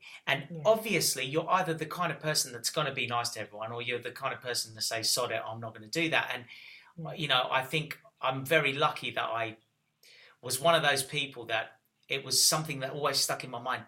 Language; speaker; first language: English; native; English